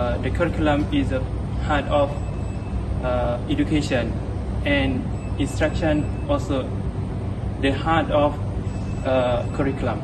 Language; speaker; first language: English; non-native, fluent; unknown